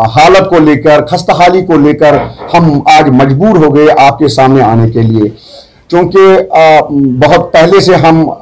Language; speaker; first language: Urdu; non-native, local second language; Kashmiri